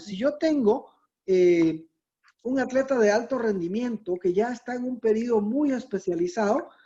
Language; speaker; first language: Spanish; native; Spanish